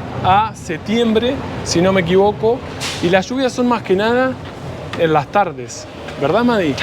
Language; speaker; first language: Spanish; native; Spanish